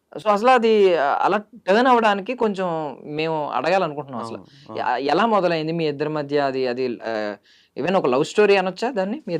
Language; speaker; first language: Telugu; native; Telugu